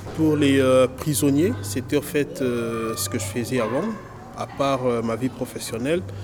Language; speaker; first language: French; non-native, local second language; Lingala